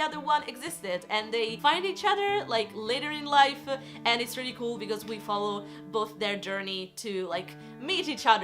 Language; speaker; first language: English; non-native, fluent; Italian